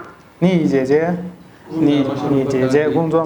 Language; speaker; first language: Chinese; non-native, fluent; Pashto